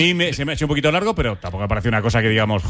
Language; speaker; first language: Spanish; native; Spanish